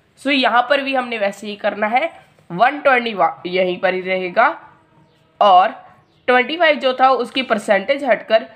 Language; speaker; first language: Hindi; non-native, local second language; Punjabi